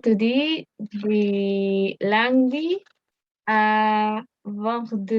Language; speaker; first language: French; non-native, learner; Spanish